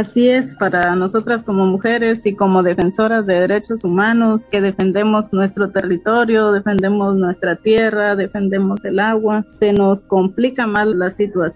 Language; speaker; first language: Spanish; native; Spanish